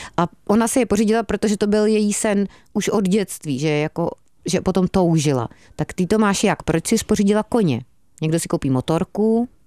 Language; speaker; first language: Czech; native; Czech